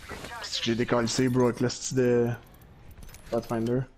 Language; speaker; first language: French; native; French